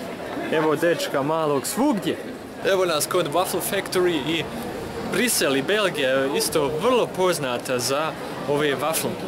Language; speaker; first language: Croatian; early bilingual, heritage; Croatian